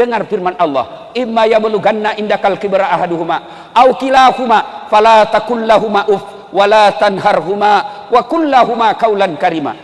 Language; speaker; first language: Indonesian; non-native, local second language; Buginese